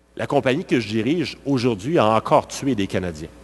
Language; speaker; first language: French; native; French